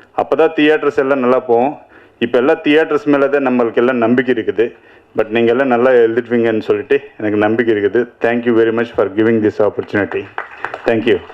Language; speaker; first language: Tamil; non-native, learner; Telugu